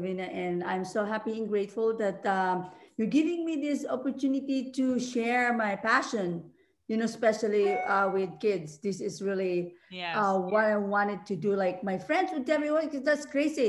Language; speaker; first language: English; non-native, local second language; Filipino